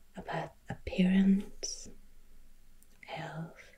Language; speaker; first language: English; non-native, fluent; German